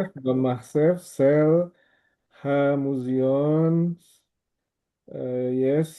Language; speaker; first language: Hebrew; non-native, learner; Indonesian